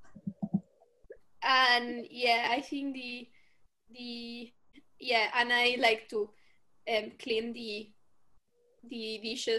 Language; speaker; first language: English; non-native, learner; Spanish